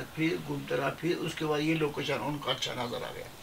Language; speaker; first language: Hindi; native; Hindi